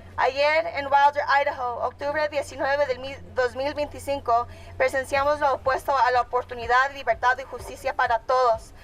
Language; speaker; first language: Spanish; early bilingual, heritage; Spanish